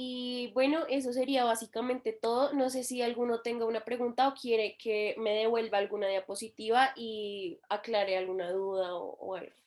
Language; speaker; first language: Spanish; native; Spanish